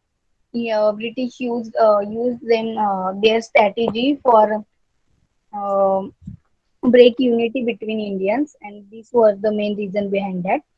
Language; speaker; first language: English; non-native, learner; Marathi